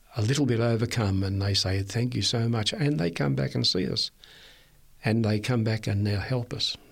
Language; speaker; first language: English; native; English